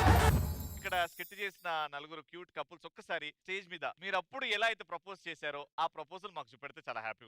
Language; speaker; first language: Telugu; native; Telugu